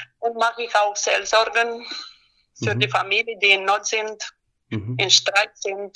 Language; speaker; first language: German; non-native, learner; Romanian